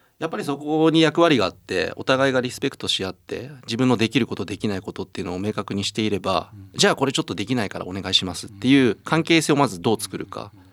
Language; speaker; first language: Japanese; native; Japanese